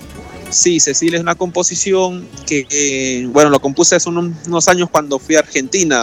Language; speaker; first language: Spanish; native; Spanish